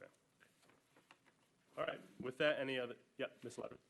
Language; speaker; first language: English; native; English